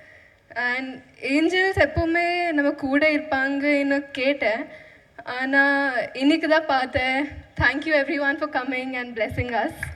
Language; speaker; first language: Tamil; non-native, fluent; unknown